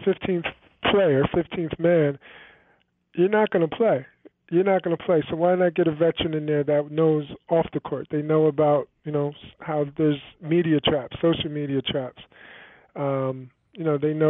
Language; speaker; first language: English; native; English